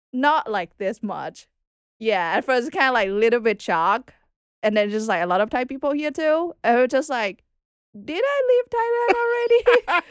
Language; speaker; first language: English; non-native, learner; Thai